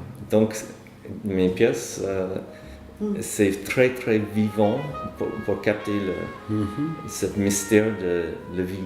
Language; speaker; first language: French; non-native, fluent; English